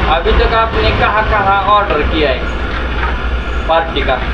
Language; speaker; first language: Hindi; non-native, local second language; Marathi